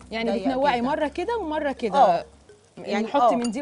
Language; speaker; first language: Arabic; native; Arabic